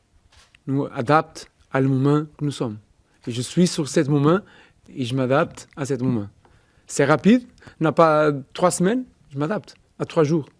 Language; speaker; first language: French; non-native, fluent; Portuguese